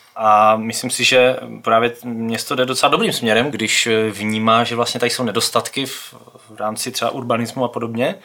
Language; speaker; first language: Czech; native; Czech